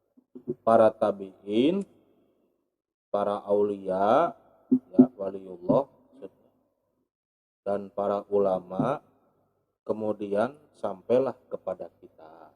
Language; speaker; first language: Indonesian; native; Indonesian